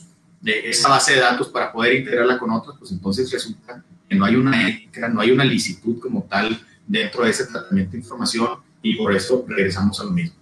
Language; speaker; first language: Spanish; native; Spanish